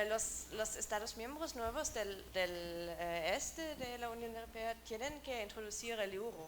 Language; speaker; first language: Spanish; non-native, learner; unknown